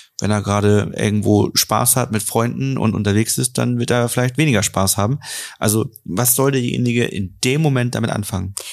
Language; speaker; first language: German; native; German